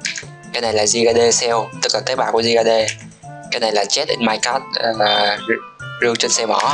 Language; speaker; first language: Vietnamese; native; Vietnamese